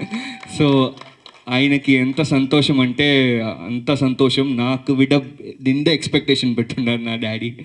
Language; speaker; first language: Telugu; early bilingual, heritage; Telugu